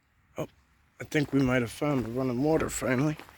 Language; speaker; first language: English; native; English